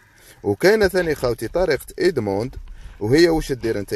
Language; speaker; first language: Arabic; native; Arabic